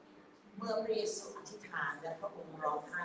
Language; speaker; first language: Thai; native; Thai